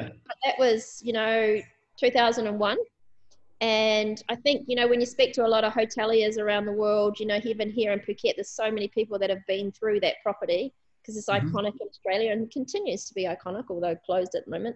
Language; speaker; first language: English; native; English